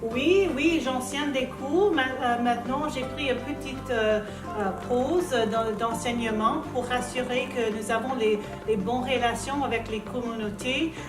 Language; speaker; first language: French; non-native, local second language; English